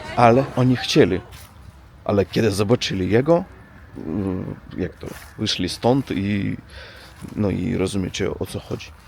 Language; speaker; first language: Polish; non-native, learner; Russian